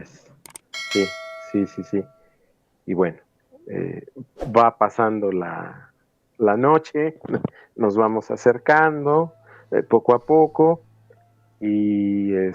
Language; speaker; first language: Spanish; native; Spanish